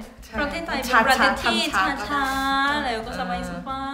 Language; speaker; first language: Thai; non-native, fluent; Korean